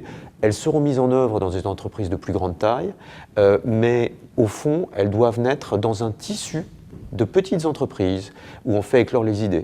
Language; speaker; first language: French; native; French